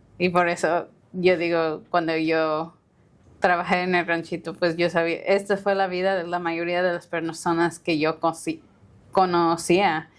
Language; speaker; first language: Spanish; early bilingual, heritage; Spanish